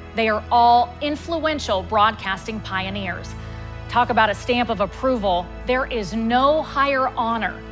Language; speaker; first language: English; native; English